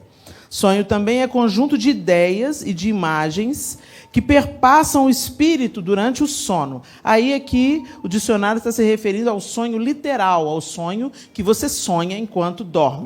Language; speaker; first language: Portuguese; native; Portuguese